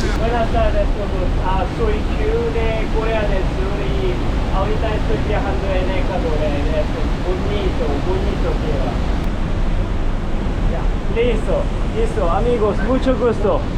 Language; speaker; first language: Spanish; non-native, learner; Korean